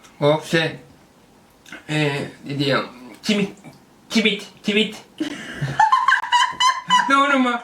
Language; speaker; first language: Turkish; non-native, learner; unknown